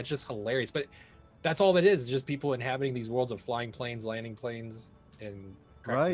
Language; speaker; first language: English; native; English